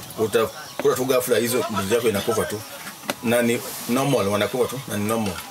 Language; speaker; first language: Swahili; non-native, local second language; Luo (Kenya and Tanzania)